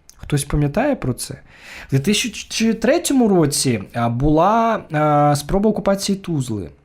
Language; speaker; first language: Ukrainian; non-native, local second language; Russian